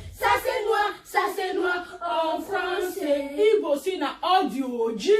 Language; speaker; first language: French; non-native, learner; Igbo